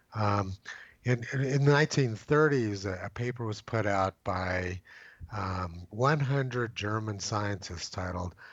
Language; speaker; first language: English; native; English